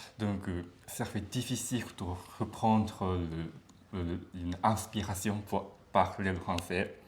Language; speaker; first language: French; non-native, learner; Japanese